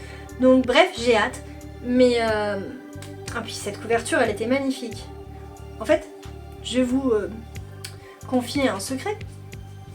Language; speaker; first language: French; native; French